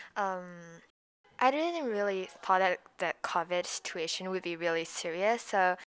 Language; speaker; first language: English; non-native, fluent; Japanese